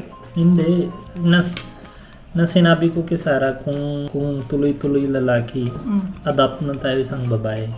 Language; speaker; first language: Filipino; non-native, learner; Punjabi